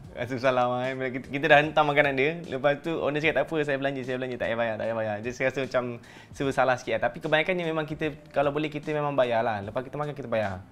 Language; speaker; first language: Malay; native; Malay